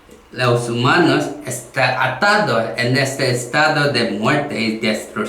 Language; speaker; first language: Spanish; non-native, learner; Korean